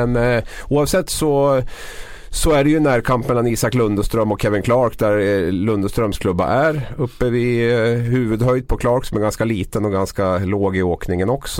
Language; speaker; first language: Swedish; native; Swedish